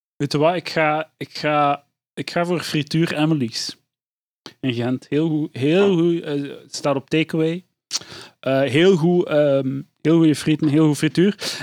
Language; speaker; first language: Dutch; native; Dutch